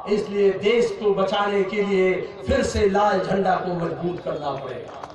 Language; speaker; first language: Hindi; non-native, local second language; Bangla